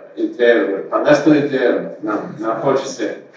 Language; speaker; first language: Portuguese; non-native, learner; English